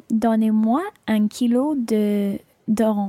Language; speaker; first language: French; non-native, learner; English